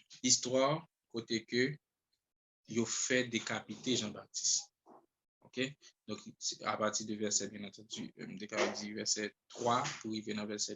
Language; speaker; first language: French; non-native, local second language; Haitian Creole